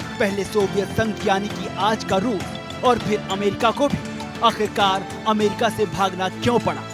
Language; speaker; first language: Hindi; native; Hindi